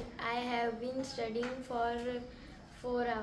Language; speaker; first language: English; non-native, learner; Marathi